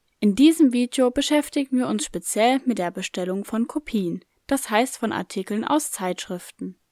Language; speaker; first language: German; native; German